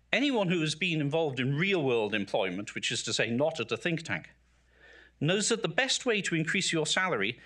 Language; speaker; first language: English; native; English